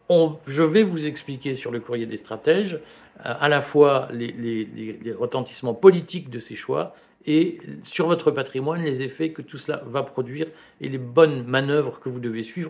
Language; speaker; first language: French; native; French